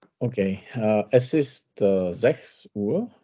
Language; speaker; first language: German; non-native, learner; Czech